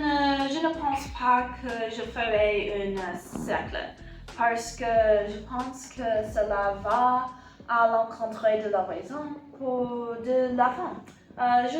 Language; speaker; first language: French; non-native, learner; English